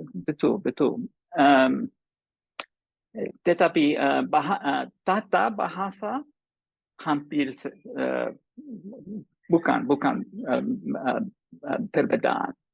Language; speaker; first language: Indonesian; non-native, learner; English